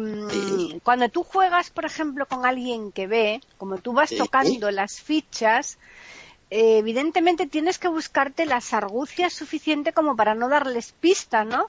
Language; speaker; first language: Spanish; native; Spanish